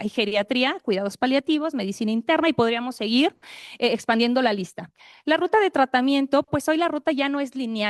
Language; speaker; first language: Spanish; native; Spanish